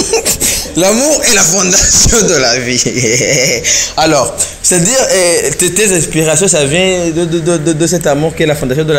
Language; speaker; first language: French; non-native, local second language; Rundi